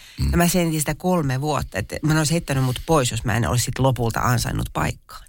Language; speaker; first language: Finnish; native; Finnish